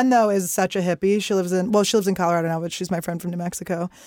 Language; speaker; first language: English; native; English